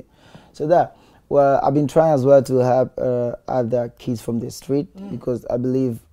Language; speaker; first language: English; non-native, local second language; Swahili